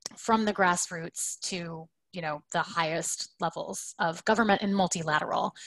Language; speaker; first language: English; native; English